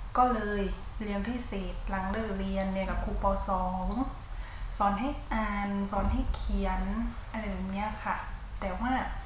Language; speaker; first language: Thai; early bilingual, other home language; English